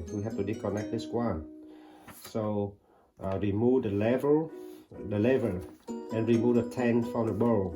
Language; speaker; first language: English; non-native, learner; Vietnamese